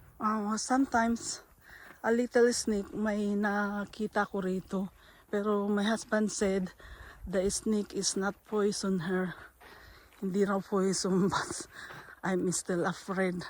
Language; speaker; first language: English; non-native, learner; Filipino